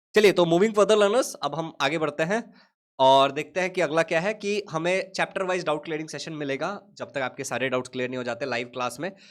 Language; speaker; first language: Hindi; native; Hindi